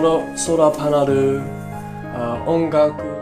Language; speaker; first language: Japanese; non-native, learner; English